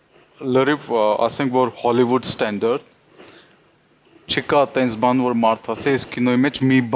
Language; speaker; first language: Armenian; non-native, learner; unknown